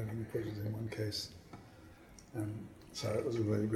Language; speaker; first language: English; native; English